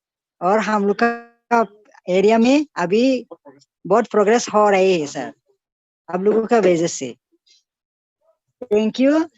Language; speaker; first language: Hindi; non-native, local second language; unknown